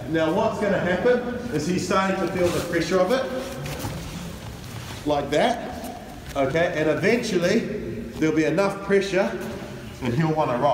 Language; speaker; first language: English; native; English